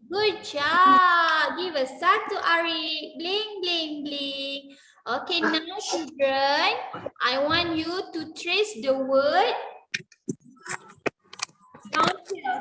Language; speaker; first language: English; non-native, local second language; Malay